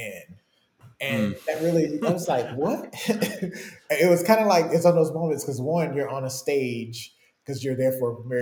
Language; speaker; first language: English; native; English